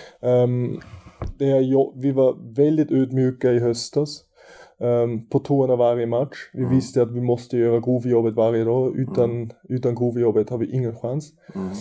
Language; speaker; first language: Swedish; non-native, fluent; German